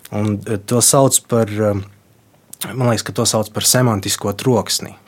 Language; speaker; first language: Latvian; non-native, local second language; Russian